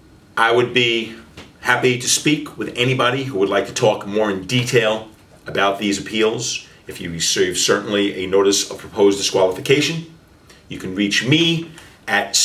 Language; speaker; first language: English; native; English